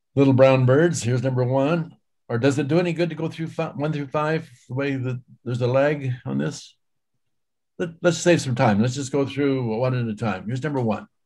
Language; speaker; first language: English; native; English